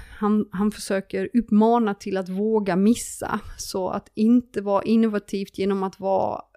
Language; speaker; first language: Swedish; non-native, fluent; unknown